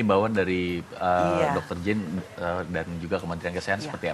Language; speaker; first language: Indonesian; native; Indonesian